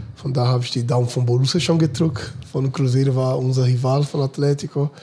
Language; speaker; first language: German; non-native, fluent; Portuguese